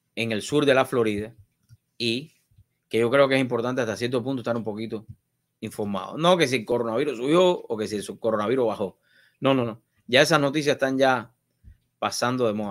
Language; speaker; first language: Spanish; native; Spanish